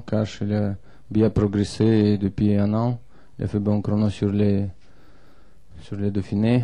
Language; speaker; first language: French; non-native, learner; Russian